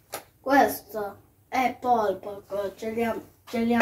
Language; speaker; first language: Italian; early bilingual, other home language; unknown